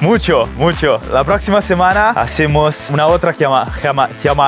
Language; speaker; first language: Spanish; non-native, learner; Italian